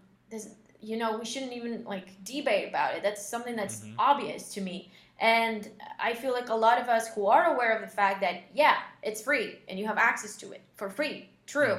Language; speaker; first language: English; non-native, fluent; Spanish